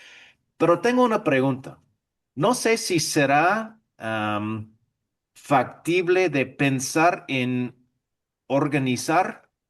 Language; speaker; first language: Spanish; non-native, fluent; English